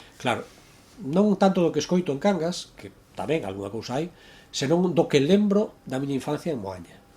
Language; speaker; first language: Galician; native; Galician